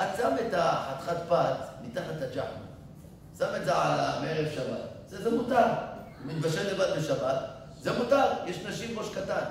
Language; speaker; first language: Hebrew; native; Hebrew